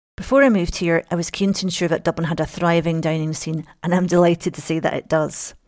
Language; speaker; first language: English; native; English